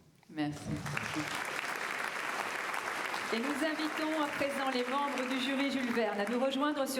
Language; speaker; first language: French; native; French